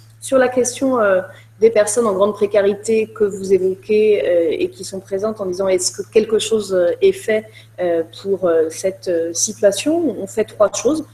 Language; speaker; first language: French; native; French